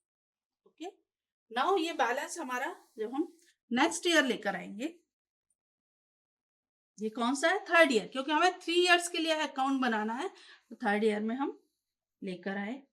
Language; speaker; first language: Hindi; native; Hindi